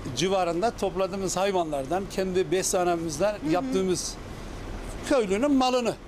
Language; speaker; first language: Turkish; native; Turkish